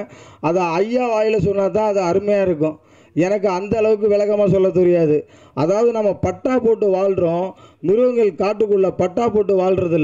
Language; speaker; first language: Tamil; native; Tamil